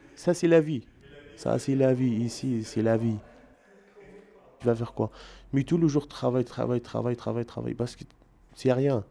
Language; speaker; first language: French; non-native, learner; Arabic